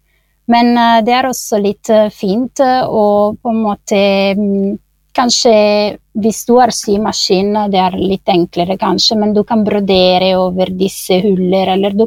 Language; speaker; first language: Norwegian; non-native, fluent; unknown